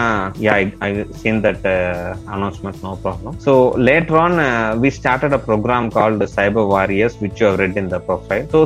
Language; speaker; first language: English; non-native, local second language; Tamil